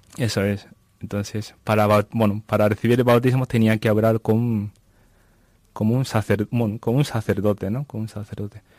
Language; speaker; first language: Spanish; non-native, fluent; Japanese